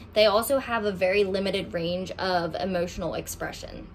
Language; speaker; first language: English; native; English